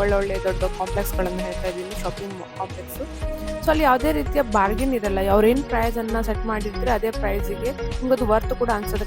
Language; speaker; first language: Kannada; native; Kannada